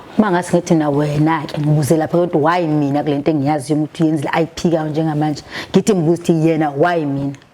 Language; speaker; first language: Zulu; native; Zulu